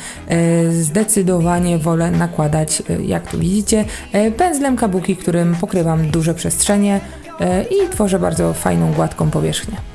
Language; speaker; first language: Polish; native; Polish